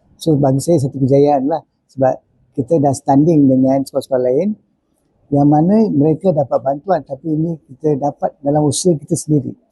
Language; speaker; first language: Malay; non-native, local second language; Tamil